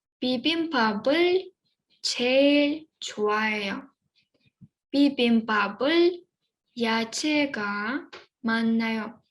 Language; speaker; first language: Korean; non-native, fluent; Ukrainian